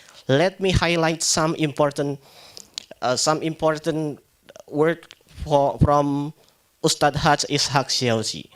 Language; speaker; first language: English; non-native, fluent; Indonesian